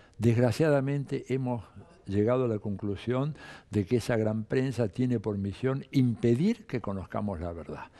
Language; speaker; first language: Spanish; early bilingual, other home language; Italian